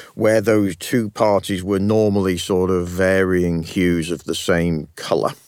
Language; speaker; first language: English; native; English